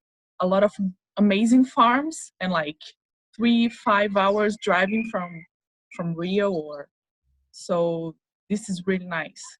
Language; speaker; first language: English; non-native, fluent; Portuguese